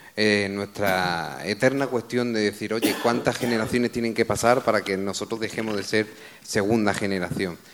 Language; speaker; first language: Spanish; native; Spanish